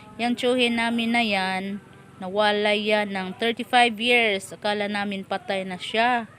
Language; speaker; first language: Filipino; non-native, local second language; Cebuano